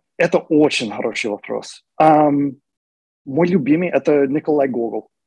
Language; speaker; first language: Russian; non-native, fluent; English